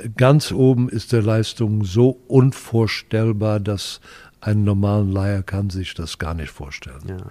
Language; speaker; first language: German; non-native, fluent; English